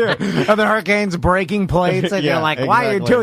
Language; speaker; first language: English; native; English